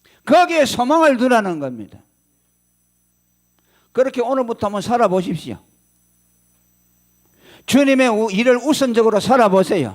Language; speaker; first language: Korean; native; Korean